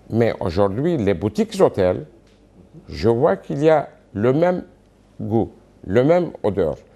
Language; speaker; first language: French; non-native, fluent; Turkish